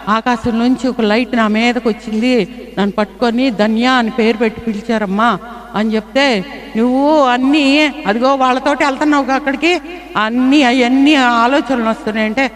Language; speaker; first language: Telugu; non-native, fluent; Bangla